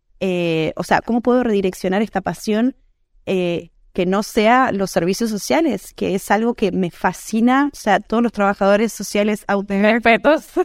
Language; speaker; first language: Spanish; native; Spanish